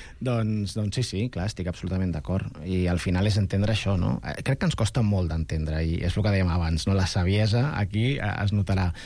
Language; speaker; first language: Catalan; non-native, local second language; Spanish